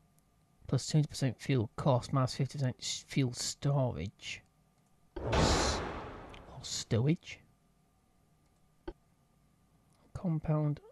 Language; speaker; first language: English; native; English